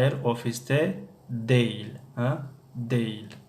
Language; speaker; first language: Turkish; non-native, fluent; Tajik